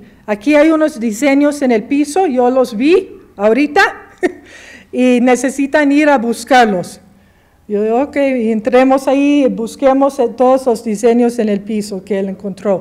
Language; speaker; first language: Spanish; early bilingual, heritage; English